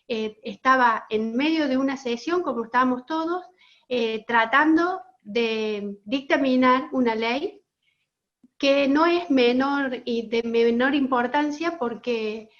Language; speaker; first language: Spanish; native; Spanish